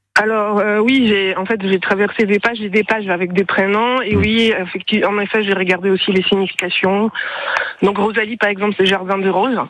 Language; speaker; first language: French; non-native, fluent; Polish